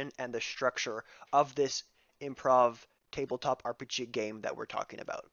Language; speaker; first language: English; native; English